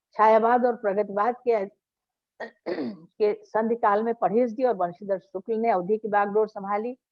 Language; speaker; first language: Hindi; native; Hindi